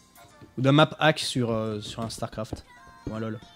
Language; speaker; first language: French; native; French